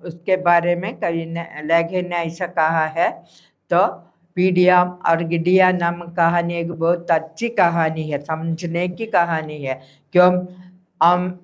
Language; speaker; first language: Hindi; non-native, local second language; Malayalam